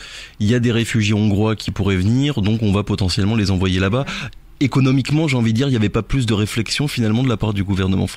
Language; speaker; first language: French; native; French